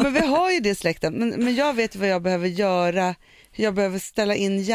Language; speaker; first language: Swedish; native; Swedish